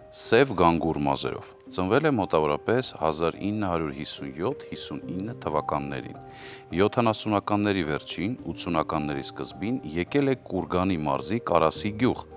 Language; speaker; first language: Armenian; native; Armenian